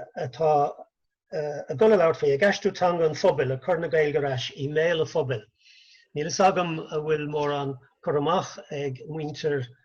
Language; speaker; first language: Irish; native; Irish